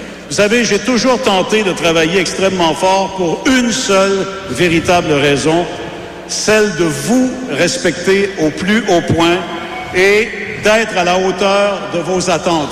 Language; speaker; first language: French; native; French